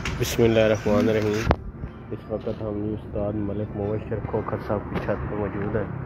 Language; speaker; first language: Hindi; non-native, local second language; Punjabi